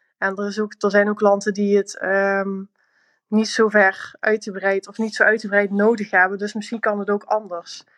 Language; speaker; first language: Dutch; native; Dutch